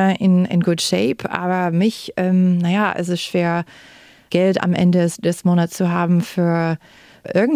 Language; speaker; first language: German; non-native, fluent; English